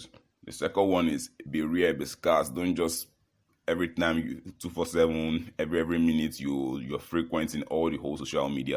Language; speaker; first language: English; non-native, local second language; Yoruba